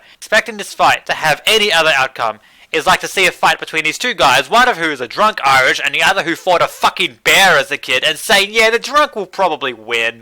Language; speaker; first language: English; native; English